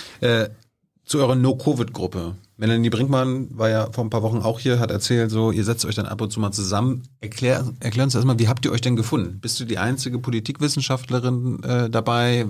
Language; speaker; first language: German; native; German